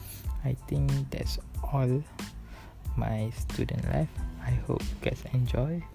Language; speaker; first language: English; non-native, learner; Malay